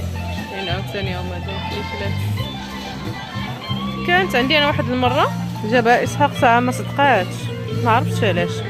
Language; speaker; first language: Arabic; native; Arabic